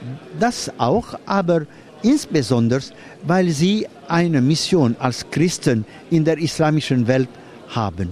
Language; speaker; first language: German; non-native, fluent; Arabic